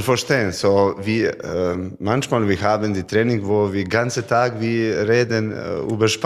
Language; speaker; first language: German; non-native, learner; Serbian